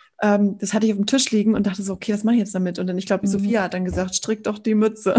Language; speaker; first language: German; native; German